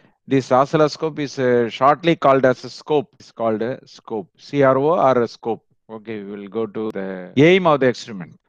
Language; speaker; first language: English; non-native, local second language; Tamil